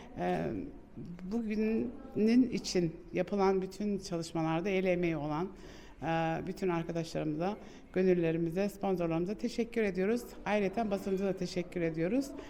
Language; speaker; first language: Turkish; early bilingual, heritage; Turkish